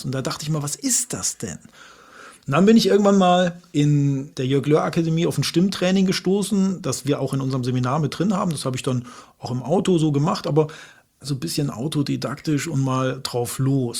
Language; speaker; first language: German; native; German